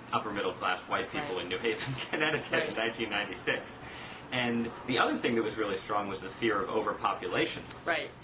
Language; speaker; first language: English; native; English